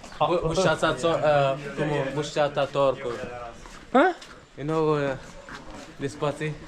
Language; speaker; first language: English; non-native, learner; Arabic